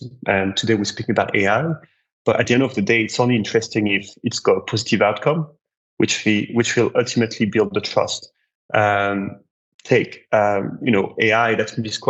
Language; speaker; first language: English; non-native, fluent; French